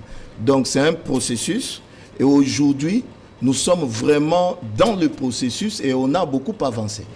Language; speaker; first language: French; non-native, local second language; Lingala